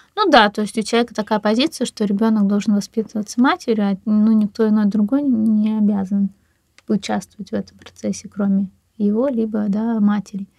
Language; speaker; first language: Russian; native; Russian